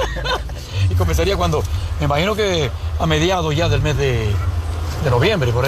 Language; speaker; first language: Spanish; native; Spanish